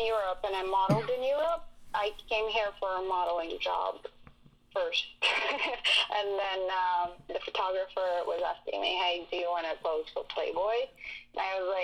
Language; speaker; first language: English; non-native, fluent; Russian